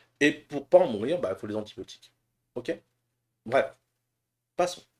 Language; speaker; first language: French; native; French